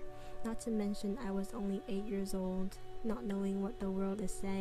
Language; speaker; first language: English; non-native, fluent; Chinese